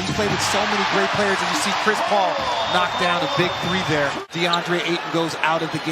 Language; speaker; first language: English; native; English